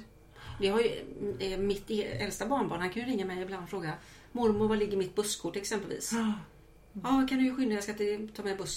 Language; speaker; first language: Swedish; native; Swedish